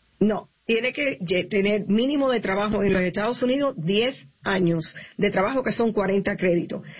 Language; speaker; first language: Spanish; early bilingual, heritage; Spanish